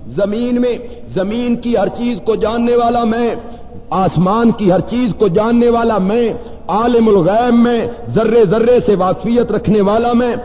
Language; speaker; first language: Urdu; non-native, local second language; Punjabi